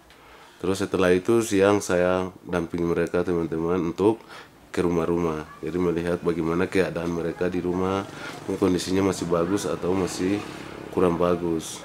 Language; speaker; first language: Indonesian; non-native, local second language; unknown